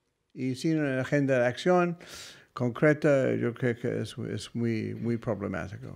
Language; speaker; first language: Spanish; non-native, fluent; English